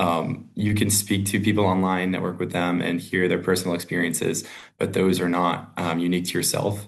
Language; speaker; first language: English; native; English